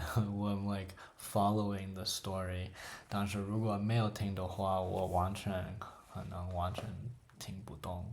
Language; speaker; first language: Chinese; non-native, learner; English